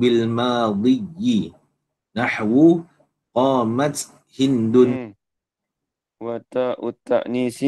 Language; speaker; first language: Arabic; non-native, fluent; Malay